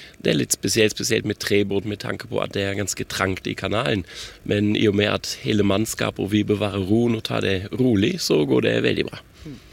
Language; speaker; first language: Swedish; non-native, fluent; German